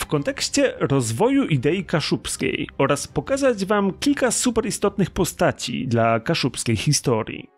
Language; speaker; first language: Polish; native; Polish